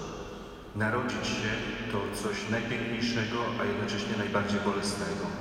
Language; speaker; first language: Polish; native; Polish